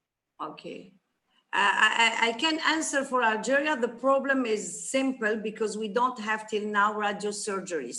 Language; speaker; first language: English; non-native, fluent; Arabic